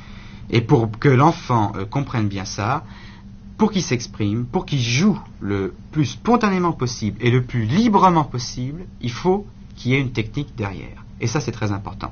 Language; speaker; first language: French; native; French